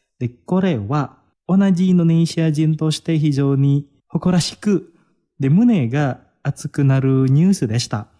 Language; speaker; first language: Japanese; non-native, fluent; Indonesian